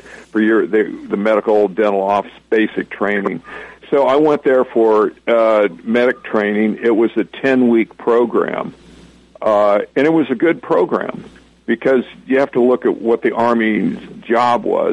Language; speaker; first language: English; native; English